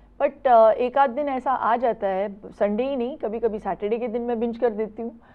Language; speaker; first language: Hindi; non-native, local second language; Tulu